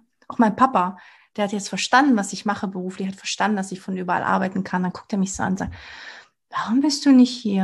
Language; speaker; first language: German; early bilingual, other home language; Portuguese